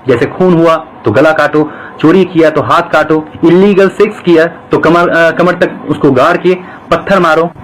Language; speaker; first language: Hindi; non-native, fluent; Bangla